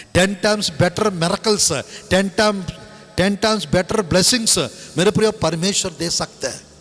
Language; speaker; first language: Hindi; non-native, local second language; Telugu